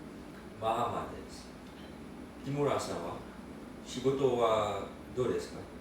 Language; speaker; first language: Japanese; non-native, learner; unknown